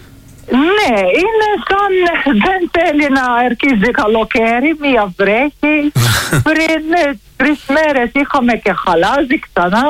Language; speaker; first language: Greek; non-native, learner; Maltese